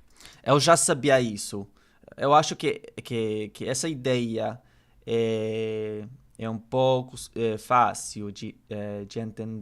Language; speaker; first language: Portuguese; non-native, learner; English